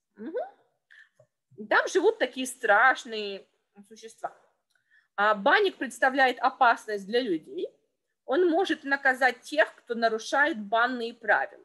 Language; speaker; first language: Russian; native; Russian